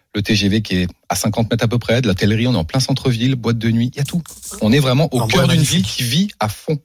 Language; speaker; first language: French; native; French